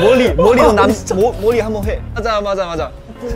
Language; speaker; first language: Korean; non-native, learner; Chinese